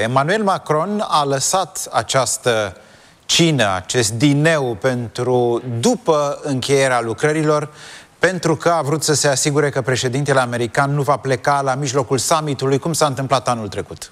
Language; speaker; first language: Romanian; native; Romanian